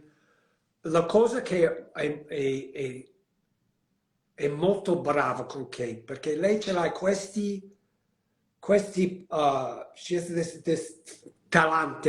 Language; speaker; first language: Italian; non-native, learner; English